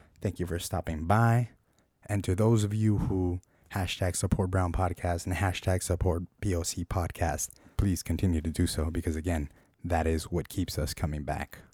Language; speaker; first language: English; native; English